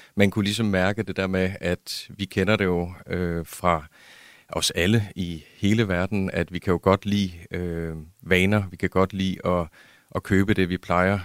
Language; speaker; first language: Danish; native; Danish